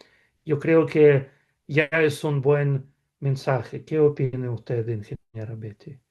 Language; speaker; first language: Spanish; non-native, fluent; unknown